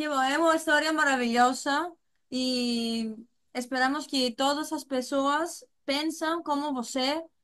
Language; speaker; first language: Portuguese; non-native, fluent; Greek